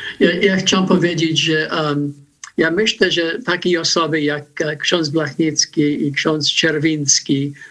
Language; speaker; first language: Polish; non-native, fluent; English